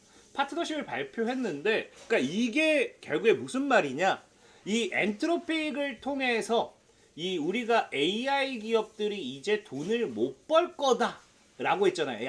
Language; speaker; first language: Korean; native; Korean